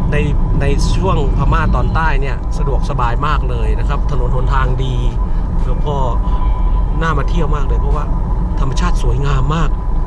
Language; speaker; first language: Thai; native; Thai